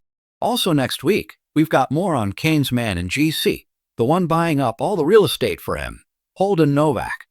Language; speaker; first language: English; native; English